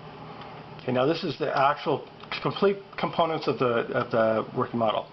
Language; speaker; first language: English; native; English